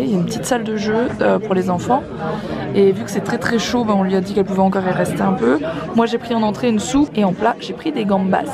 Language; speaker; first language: French; native; French